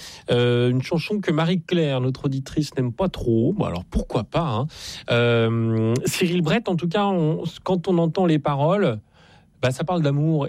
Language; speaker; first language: French; native; French